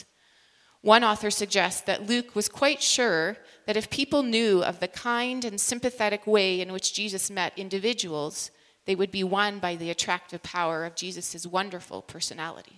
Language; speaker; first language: English; native; English